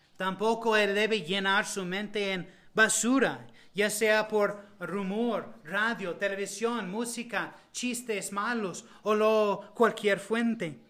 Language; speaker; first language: Spanish; non-native, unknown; English